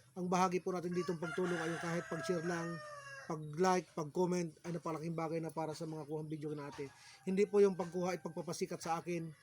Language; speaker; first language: Filipino; native; Filipino